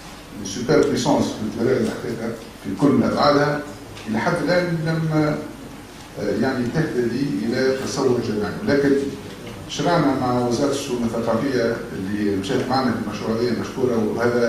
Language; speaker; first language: Arabic; native; Arabic